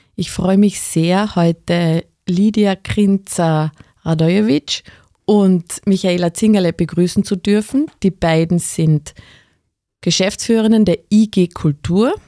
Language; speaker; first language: German; native; German